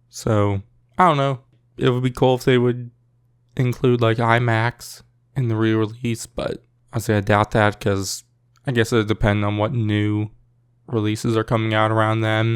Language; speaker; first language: English; native; English